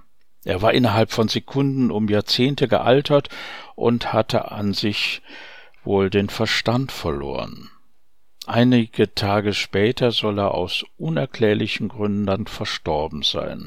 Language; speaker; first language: German; native; German